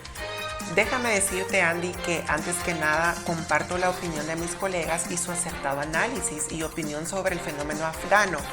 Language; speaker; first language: Spanish; native; Spanish